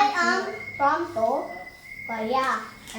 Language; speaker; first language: English; non-native, learner; Cebuano